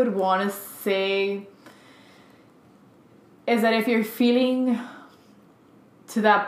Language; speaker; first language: English; early bilingual, other home language; Spanish